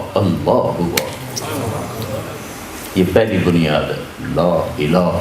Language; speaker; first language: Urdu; non-native, local second language; Punjabi